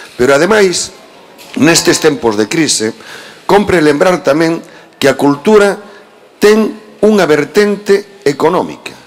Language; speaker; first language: Galician; native; Galician